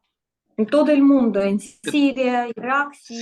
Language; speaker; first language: Spanish; non-native, fluent; Russian